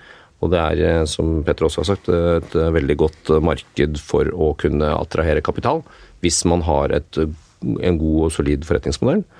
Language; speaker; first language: Norwegian; native; Norwegian